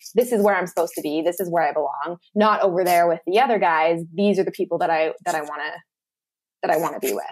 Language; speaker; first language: English; native; English